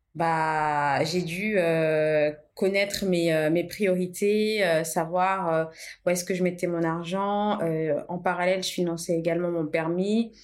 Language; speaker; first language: French; non-native, fluent; Portuguese